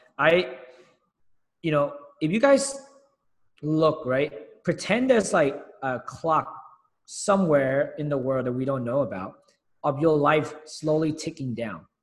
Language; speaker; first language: English; early bilingual, other home language; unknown